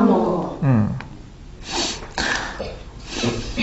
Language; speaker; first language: Korean; non-native, learner; Chinese